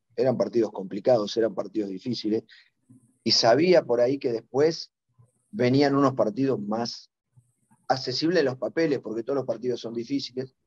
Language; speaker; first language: Spanish; native; Spanish